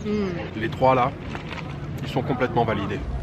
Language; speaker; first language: French; native; French